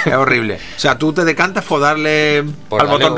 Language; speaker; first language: Spanish; native; Spanish